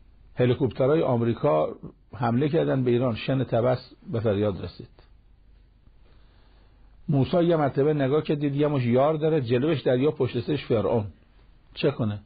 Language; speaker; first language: Persian; native; Persian